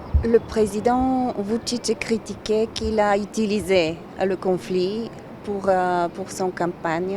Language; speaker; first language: French; non-native, fluent; Bulgarian